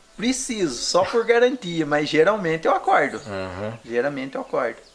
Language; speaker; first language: Portuguese; native; Portuguese